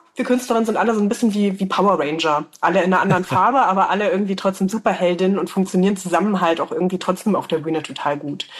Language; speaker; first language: German; native; German